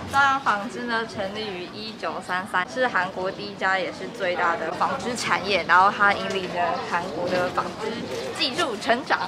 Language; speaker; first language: Chinese; native; Chinese